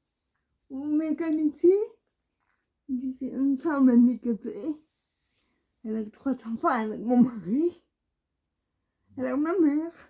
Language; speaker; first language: French; non-native, learner; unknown